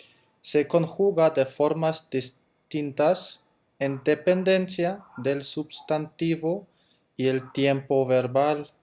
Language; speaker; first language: Spanish; non-native, fluent; German